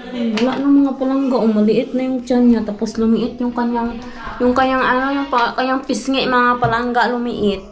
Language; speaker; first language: Filipino; non-native, local second language; Hiligaynon